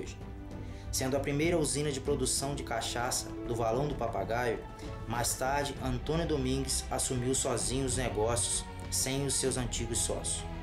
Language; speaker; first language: Portuguese; native; Portuguese